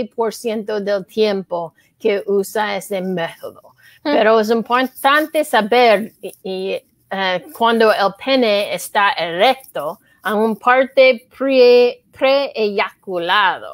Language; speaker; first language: Spanish; non-native, learner; English